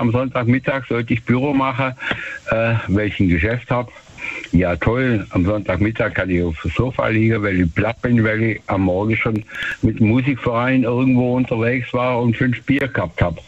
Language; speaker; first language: German; native; German